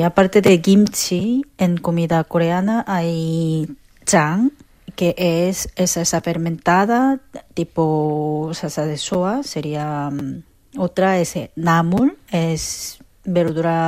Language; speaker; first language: Spanish; non-native, local second language; Korean